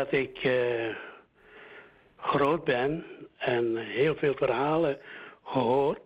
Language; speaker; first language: Dutch; early bilingual, other home language; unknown